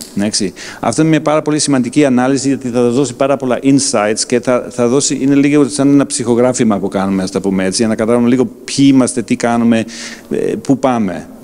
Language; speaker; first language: Greek; non-native, fluent; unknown